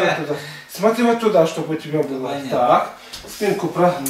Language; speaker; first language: Russian; native; Russian